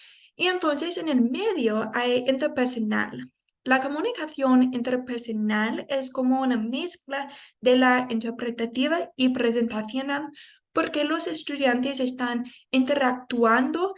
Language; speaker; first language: Spanish; non-native, fluent; English